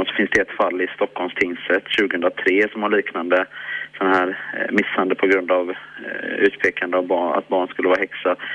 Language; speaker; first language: Swedish; native; Swedish